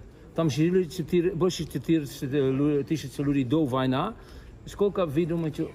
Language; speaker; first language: Russian; non-native, learner; Dutch